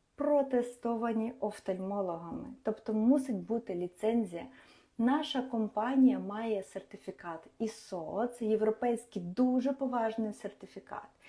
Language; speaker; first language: Ukrainian; non-native, local second language; Russian